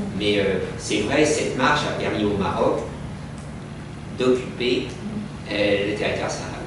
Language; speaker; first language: French; native; French